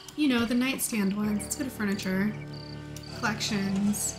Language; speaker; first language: English; native; English